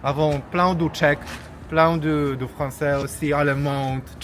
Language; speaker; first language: French; non-native, fluent; Polish